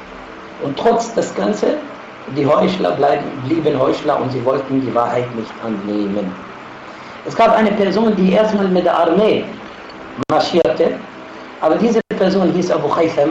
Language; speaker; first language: German; non-native, fluent; Arabic